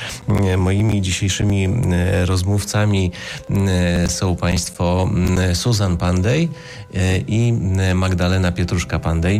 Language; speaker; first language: Polish; native; Polish